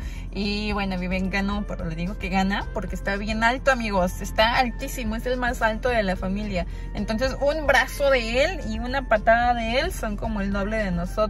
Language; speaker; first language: Spanish; native; Spanish